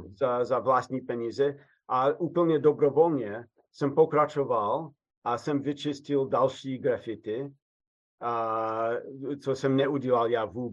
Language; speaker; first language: Czech; non-native, fluent; English